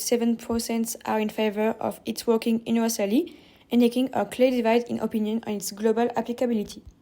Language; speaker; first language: English; non-native, fluent; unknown